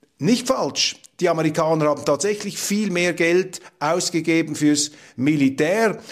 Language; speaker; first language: German; native; German